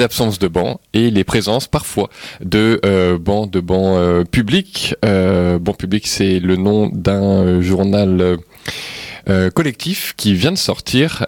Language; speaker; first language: French; native; French